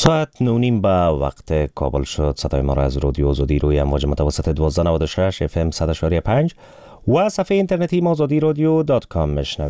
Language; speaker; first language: Persian; native; Persian